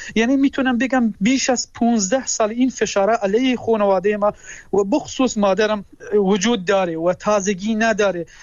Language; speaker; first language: Persian; non-native, local second language; Kurdish